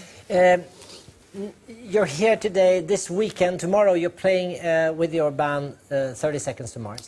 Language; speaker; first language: English; non-native, fluent; Norwegian